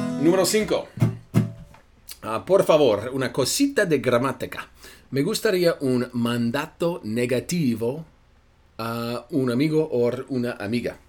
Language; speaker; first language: Spanish; non-native, fluent; English